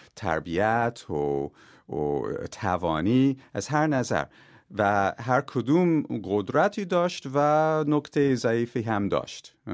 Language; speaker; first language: Persian; non-native, fluent; English